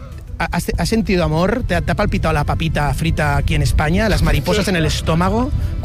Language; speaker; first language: Spanish; native; Spanish